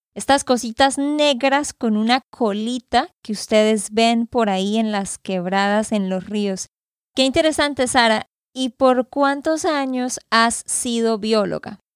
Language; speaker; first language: Spanish; native; Spanish